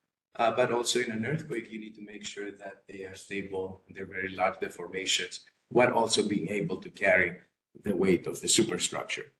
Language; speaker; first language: English; non-native, fluent; Greek